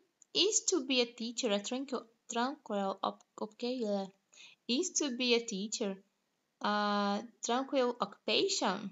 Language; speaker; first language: English; non-native, fluent; Portuguese